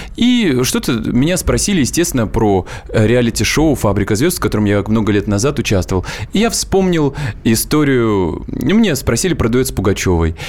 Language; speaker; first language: Russian; native; Russian